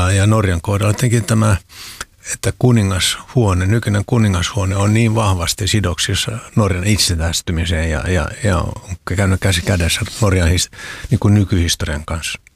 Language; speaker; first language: Finnish; non-native, local second language; Swedish